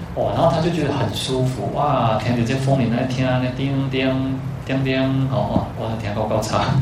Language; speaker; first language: Chinese; non-native, local second language; Min Nan Chinese